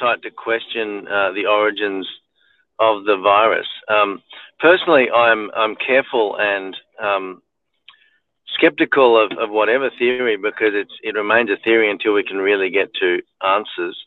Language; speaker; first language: English; native; English